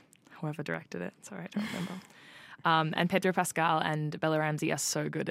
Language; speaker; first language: English; native; English